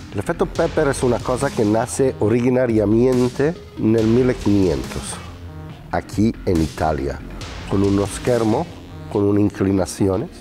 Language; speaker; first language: Spanish; non-native, learner; Italian